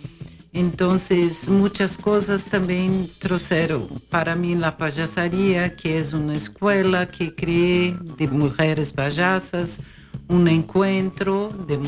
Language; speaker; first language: Spanish; non-native, fluent; Portuguese